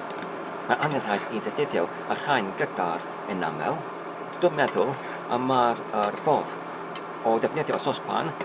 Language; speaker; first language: Welsh; non-native, learner; Polish